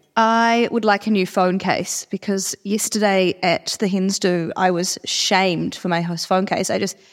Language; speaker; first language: English; native; English